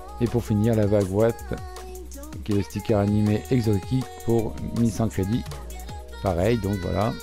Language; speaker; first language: French; native; French